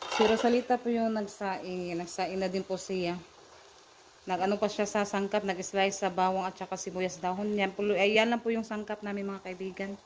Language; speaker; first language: Filipino; non-native, local second language; Cebuano